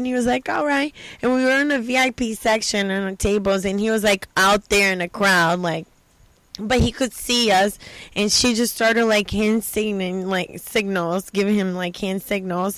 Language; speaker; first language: English; non-native, fluent; Portuguese